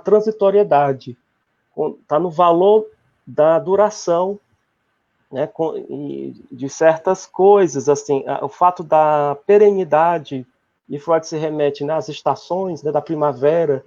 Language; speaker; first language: Portuguese; native; Portuguese